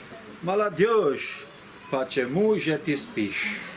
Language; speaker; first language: Russian; non-native, learner; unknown